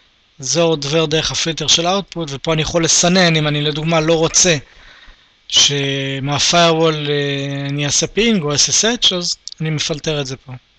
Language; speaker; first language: Hebrew; native; Hebrew